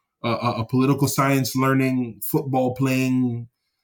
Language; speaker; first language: English; native; English